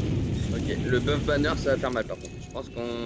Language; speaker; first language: French; native; French